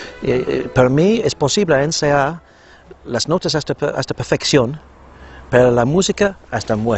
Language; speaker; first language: Spanish; non-native, fluent; English